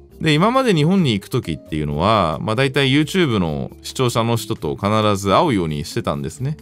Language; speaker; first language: Japanese; native; Japanese